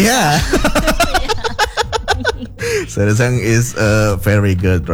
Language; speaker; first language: English; non-native, fluent; Indonesian